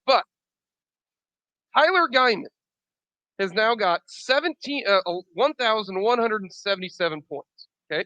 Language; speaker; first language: English; native; English